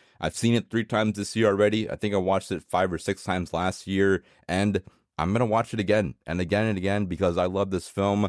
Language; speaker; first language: English; native; English